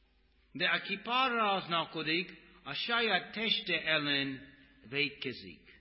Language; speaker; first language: Hungarian; non-native, fluent; English